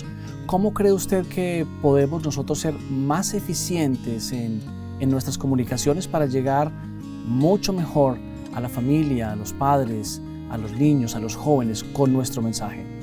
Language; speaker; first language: Spanish; native; Spanish